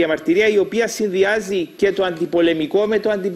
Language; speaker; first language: Greek; native; Greek